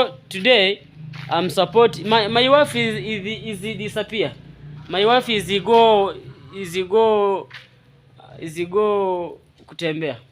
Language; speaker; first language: English; non-native, learner; Swahili